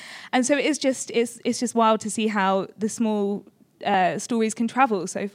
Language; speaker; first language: English; native; English